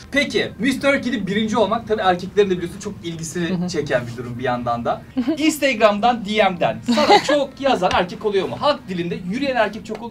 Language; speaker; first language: Turkish; native; Turkish